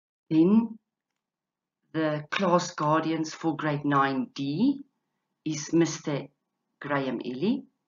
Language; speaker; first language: English; non-native, local second language; Afrikaans